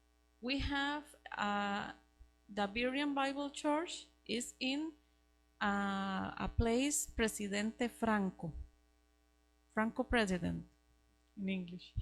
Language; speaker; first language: English; non-native, learner; Spanish